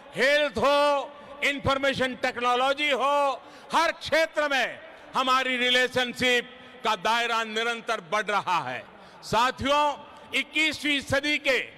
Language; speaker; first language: Hindi; non-native, local second language; Gujarati